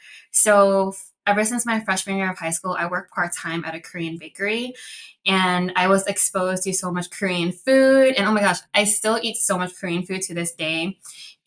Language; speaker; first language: English; early bilingual, other home language; Cantonese